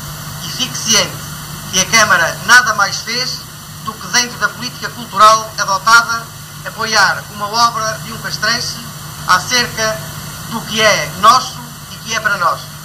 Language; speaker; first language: Portuguese; native; Portuguese